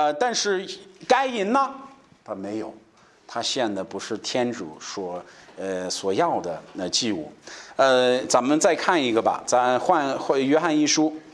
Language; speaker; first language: Chinese; non-native, fluent; English